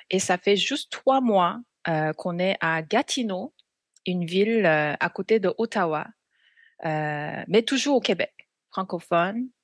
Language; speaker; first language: French; non-native, fluent; Korean